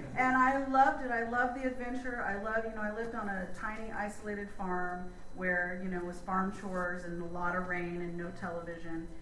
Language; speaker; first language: English; native; English